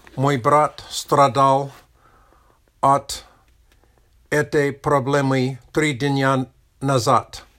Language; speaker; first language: Russian; non-native, learner; English